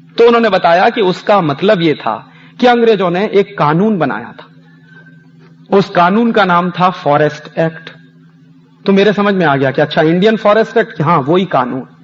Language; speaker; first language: Hindi; native; Hindi